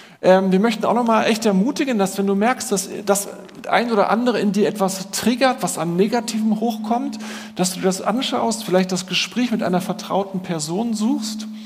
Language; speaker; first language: German; native; German